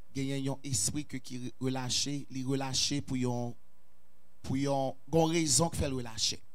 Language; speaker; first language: French; native; French